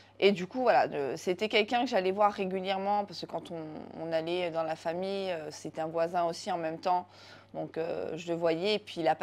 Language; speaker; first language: French; native; French